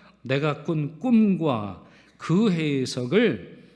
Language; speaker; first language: Korean; native; Korean